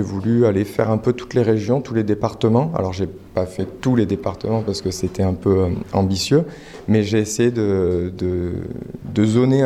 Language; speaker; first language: French; native; French